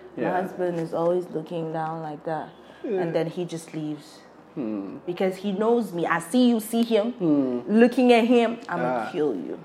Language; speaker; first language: English; non-native, local second language; Hausa